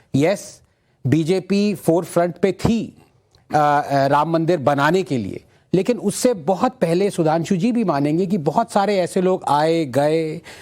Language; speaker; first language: Hindi; non-native, local second language; Tamil